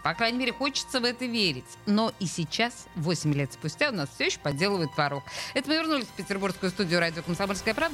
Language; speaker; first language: Russian; native; Russian